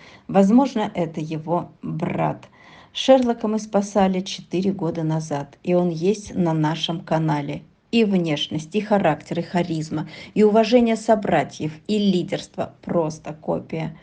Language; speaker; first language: Russian; native; Russian